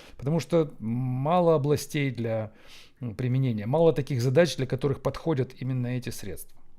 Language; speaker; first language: Russian; native; Russian